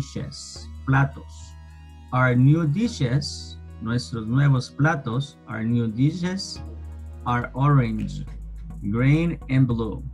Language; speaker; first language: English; non-native, fluent; Spanish